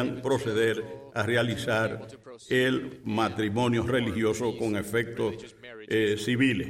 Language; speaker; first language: Spanish; native; Spanish